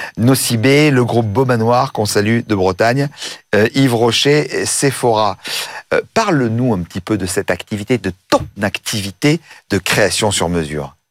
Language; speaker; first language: French; native; French